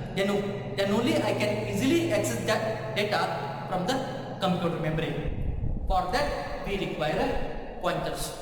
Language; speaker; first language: English; non-native, local second language; Kannada